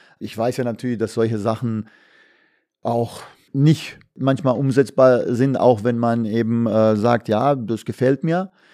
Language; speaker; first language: German; non-native, fluent; Bosnian